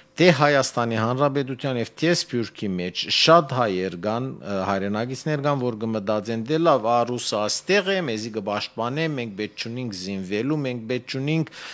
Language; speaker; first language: Armenian; early bilingual, heritage; Armenian